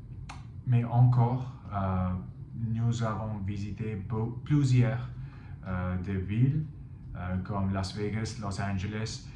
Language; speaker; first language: French; non-native, fluent; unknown